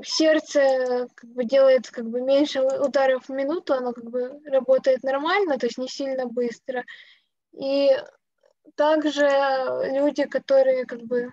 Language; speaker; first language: Russian; native; Russian